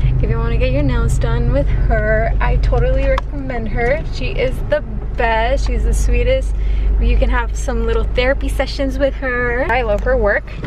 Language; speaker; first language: English; early bilingual, other home language; Spanish